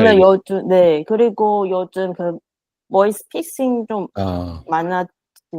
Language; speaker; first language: Korean; non-native, learner; Chinese